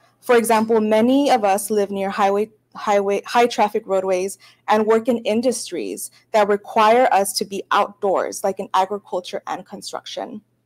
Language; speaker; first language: English; early bilingual, other home language; Spanish